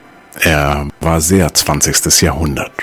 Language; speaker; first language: German; native; German